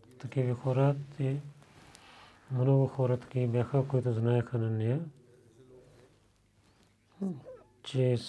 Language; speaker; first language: Bulgarian; non-native, learner; Urdu